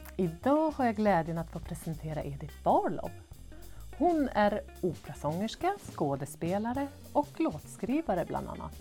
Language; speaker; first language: Swedish; native; Swedish